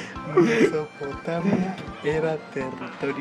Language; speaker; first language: Spanish; native; Spanish